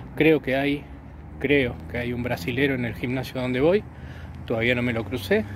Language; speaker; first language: Spanish; native; Spanish